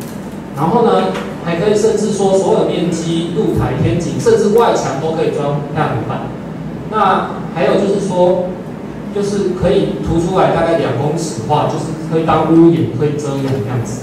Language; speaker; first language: Chinese; native; Chinese